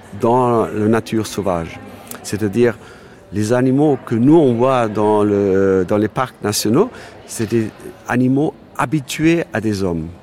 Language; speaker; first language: French; non-native, fluent; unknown